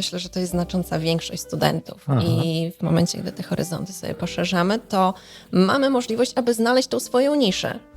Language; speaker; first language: Polish; native; Polish